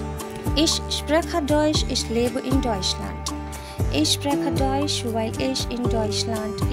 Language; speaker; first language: German; non-native, fluent; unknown